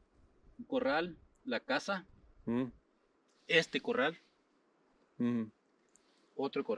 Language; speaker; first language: Spanish; native; Spanish